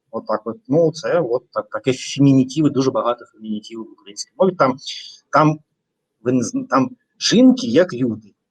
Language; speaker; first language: Ukrainian; non-native, local second language; Russian